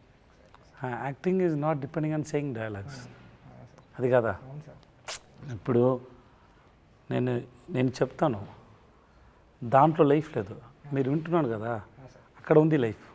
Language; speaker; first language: Telugu; non-native, learner; Tamil